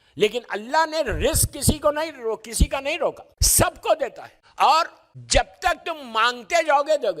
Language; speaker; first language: Urdu; native; Urdu